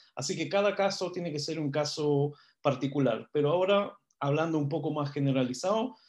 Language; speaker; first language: Spanish; non-native, fluent; Hebrew